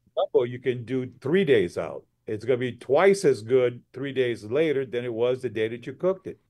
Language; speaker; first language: English; early bilingual, other home language; French